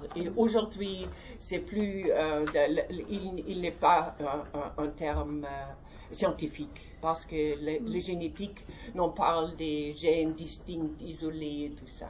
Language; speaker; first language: French; non-native, learner; German